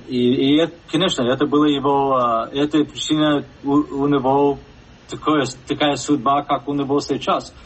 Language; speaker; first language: Russian; non-native, fluent; English